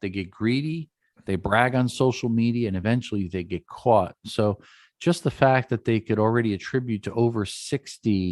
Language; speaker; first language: English; native; English